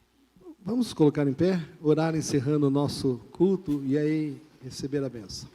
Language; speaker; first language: Portuguese; native; Portuguese